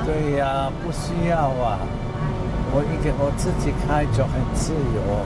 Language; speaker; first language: Chinese; non-native, fluent; German